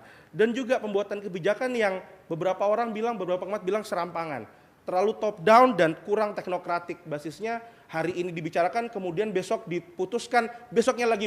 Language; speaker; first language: Indonesian; native; Indonesian